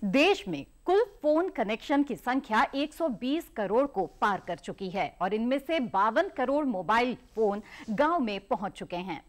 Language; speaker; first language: Hindi; native; Hindi